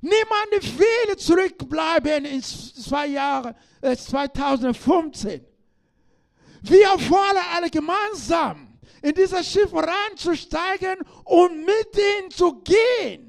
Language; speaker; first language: German; non-native, learner; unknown